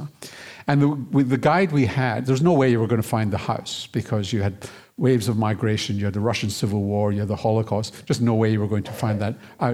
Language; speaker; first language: English; native; English